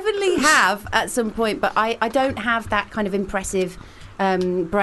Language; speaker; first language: English; native; English